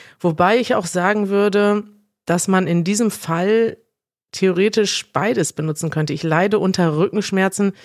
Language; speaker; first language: German; native; German